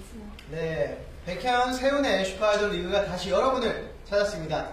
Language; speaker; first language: Korean; native; Korean